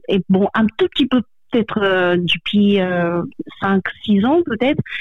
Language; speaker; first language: French; non-native, fluent; Japanese